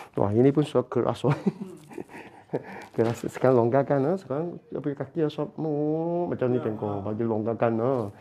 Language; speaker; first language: Malay; non-native, local second language; Chinese